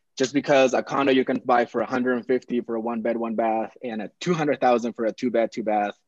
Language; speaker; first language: English; early bilingual, other home language; Spanish